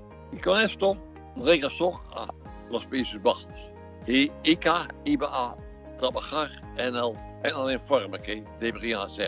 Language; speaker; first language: Spanish; non-native, fluent; Dutch